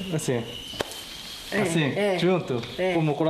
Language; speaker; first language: Portuguese; non-native, learner; Korean